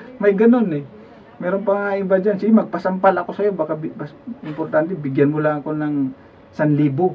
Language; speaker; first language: Filipino; non-native, local second language; Cebuano